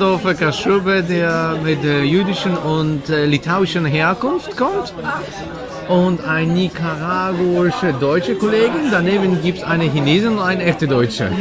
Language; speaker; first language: German; non-native, fluent; Polish